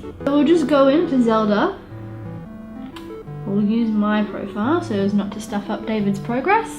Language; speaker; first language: English; native; English